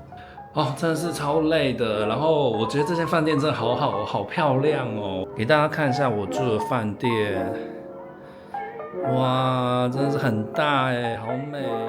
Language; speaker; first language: Chinese; native; Chinese